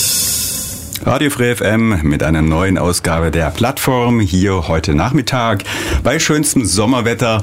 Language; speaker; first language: German; native; German